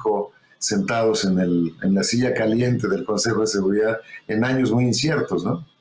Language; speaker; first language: Spanish; native; Spanish